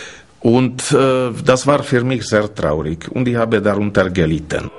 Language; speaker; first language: German; non-native, fluent; Romanian